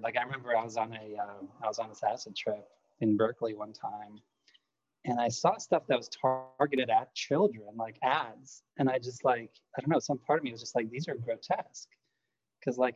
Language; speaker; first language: English; non-native, fluent; Lithuanian